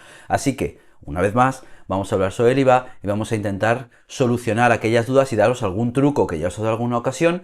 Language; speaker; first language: Spanish; native; Spanish